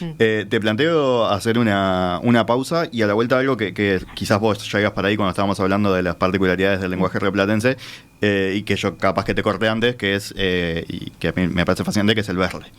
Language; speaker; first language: Spanish; native; Spanish